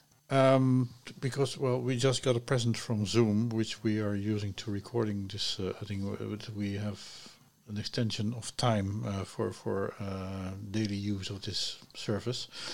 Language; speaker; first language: English; non-native, fluent; Dutch